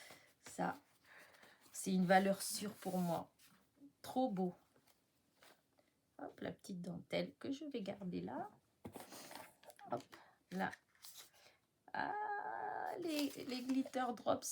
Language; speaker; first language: French; native; French